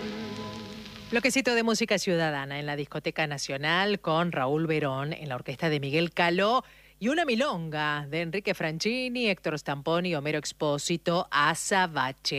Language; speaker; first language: Spanish; native; Spanish